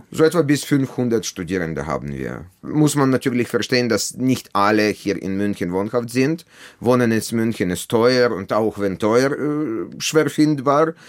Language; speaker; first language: German; non-native, fluent; Ukrainian